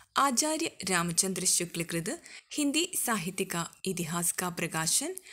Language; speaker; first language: Hindi; non-native, local second language; Malayalam